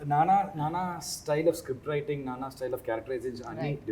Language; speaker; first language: Telugu; non-native, learner; Tamil